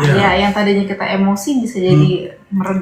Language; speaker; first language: Indonesian; native; Indonesian